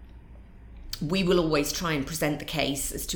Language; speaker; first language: English; native; English